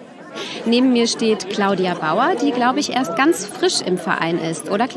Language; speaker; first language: German; native; German